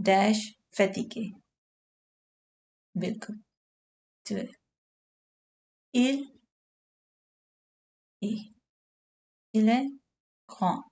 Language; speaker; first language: French; non-native, learner; Urdu